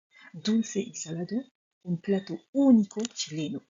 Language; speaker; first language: Spanish; non-native, fluent; French